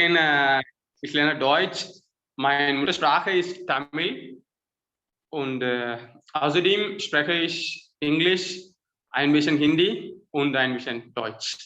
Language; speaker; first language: German; non-native, learner; Tamil